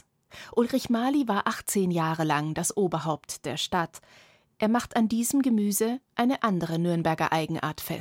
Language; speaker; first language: German; native; German